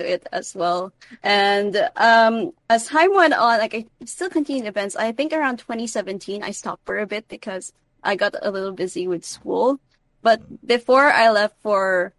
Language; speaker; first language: English; non-native, local second language; Filipino